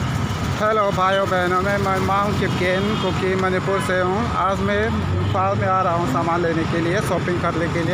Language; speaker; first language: Hindi; non-native, local second language; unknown